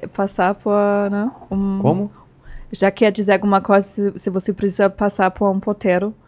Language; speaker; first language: Portuguese; non-native, fluent; German